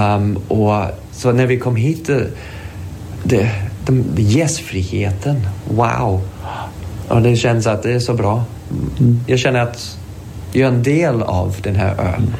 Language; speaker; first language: Swedish; non-native, fluent; English